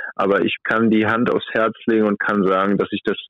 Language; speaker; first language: German; native; German